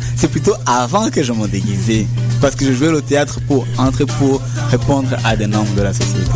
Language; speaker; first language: French; non-native, local second language; Kinyarwanda